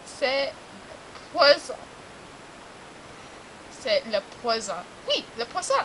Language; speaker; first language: French; non-native, learner; English